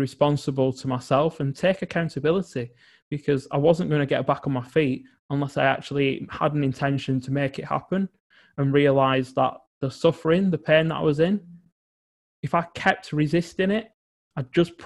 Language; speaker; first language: English; native; English